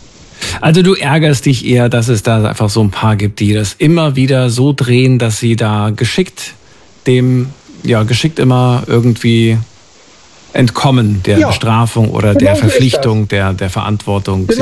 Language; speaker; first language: German; native; German